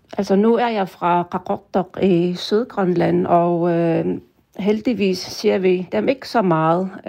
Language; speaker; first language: Danish; non-native, local second language; Kalaallisut